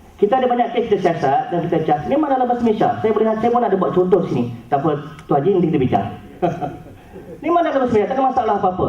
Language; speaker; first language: Malay; native; Malay